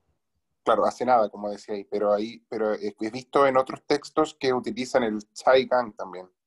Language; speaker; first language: Spanish; native; Spanish